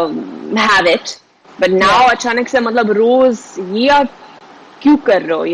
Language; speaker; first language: Hindi; non-native, fluent; Swedish